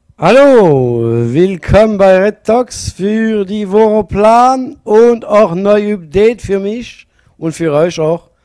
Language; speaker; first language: German; non-native, learner; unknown